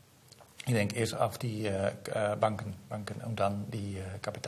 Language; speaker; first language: German; non-native, learner; Dutch